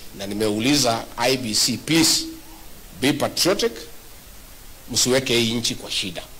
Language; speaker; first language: Swahili; native; Swahili